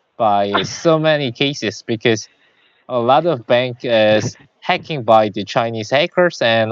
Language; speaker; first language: English; non-native, learner; Korean